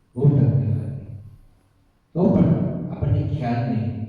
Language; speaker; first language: Gujarati; early bilingual, heritage; Gujarati